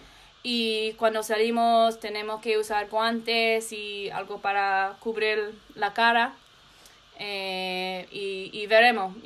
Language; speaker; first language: Spanish; non-native, learner; English